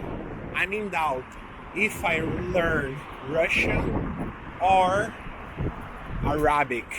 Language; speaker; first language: English; non-native, local second language; Portuguese